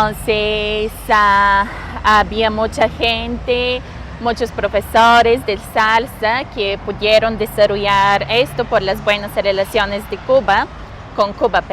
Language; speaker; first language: Spanish; non-native, fluent; Bulgarian